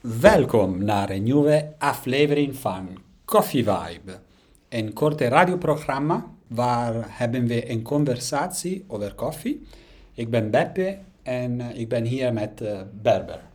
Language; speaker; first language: Dutch; non-native, learner; Italian